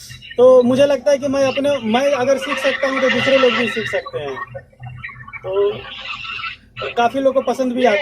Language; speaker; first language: Hindi; native; Hindi